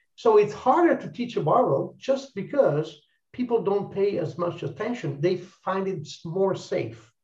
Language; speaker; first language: English; non-native, fluent; Italian